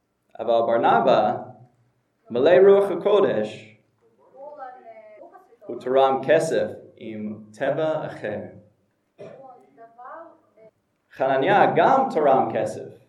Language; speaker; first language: Hebrew; non-native, fluent; English